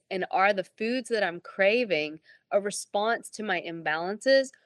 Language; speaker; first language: English; native; English